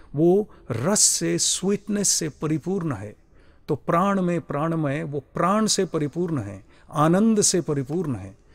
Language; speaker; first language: Hindi; native; Hindi